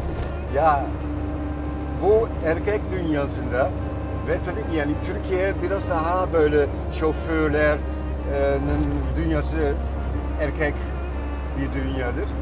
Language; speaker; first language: Turkish; non-native, fluent; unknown